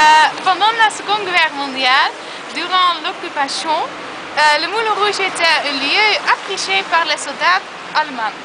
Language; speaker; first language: French; non-native, learner; Dutch